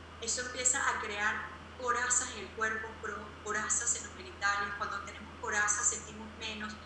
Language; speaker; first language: Spanish; native; Spanish